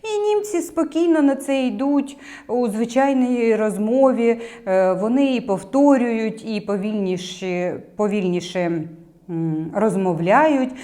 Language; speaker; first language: Ukrainian; non-native, local second language; Russian